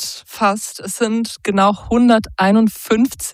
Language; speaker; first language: German; native; German